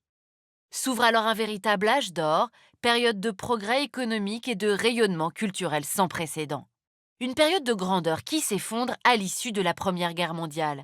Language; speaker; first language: French; native; French